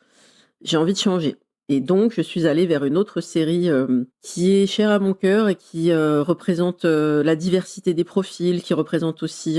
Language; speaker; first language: French; native; French